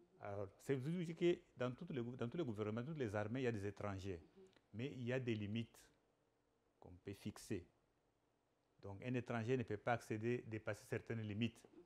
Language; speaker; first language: French; non-native, local second language; Lingala